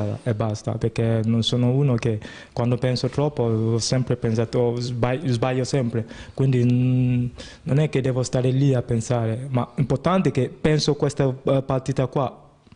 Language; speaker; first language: Italian; non-native, fluent; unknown